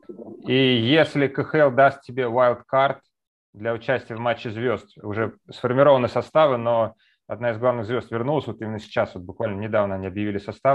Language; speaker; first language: Russian; native; Russian